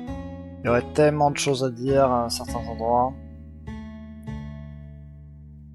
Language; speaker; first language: French; native; French